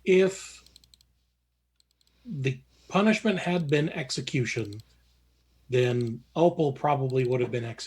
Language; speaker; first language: English; native; English